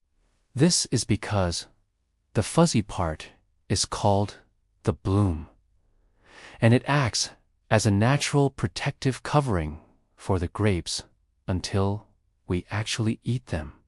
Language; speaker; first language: English; native; English